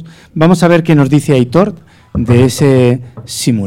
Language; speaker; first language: Spanish; native; Spanish